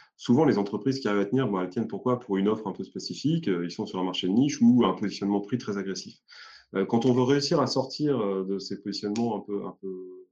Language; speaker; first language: French; native; French